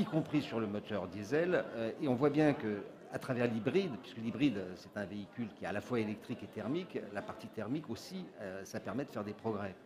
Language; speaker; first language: French; native; French